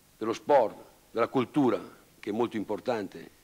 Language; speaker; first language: Italian; native; Italian